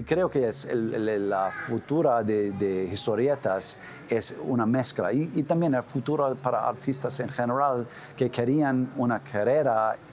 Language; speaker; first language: Spanish; non-native, fluent; English